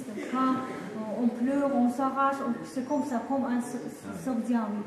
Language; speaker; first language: French; non-native, fluent; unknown